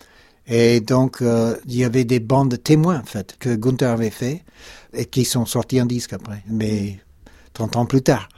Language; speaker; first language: French; non-native, fluent; English